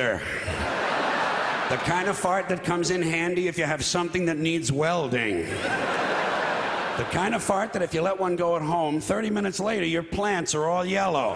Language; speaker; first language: English; native; English